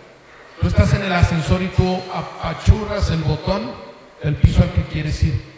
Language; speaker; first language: Spanish; native; Spanish